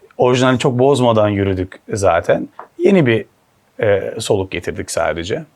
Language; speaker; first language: Turkish; early bilingual, heritage; Turkish